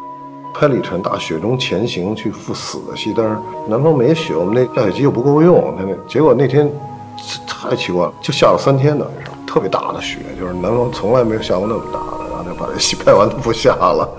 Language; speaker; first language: Chinese; native; Chinese